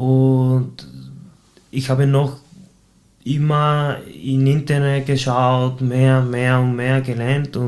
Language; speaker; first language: German; non-native, fluent; Spanish